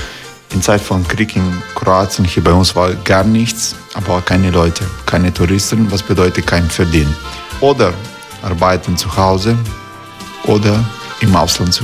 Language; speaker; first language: German; non-native, learner; Croatian